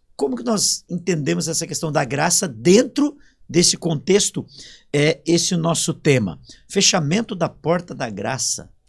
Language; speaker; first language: Portuguese; native; Portuguese